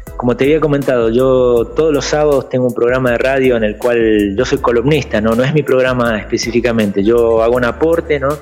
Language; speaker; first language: Spanish; native; Spanish